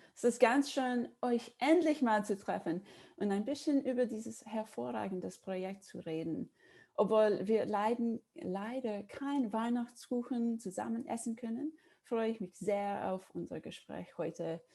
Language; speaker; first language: German; non-native, learner; English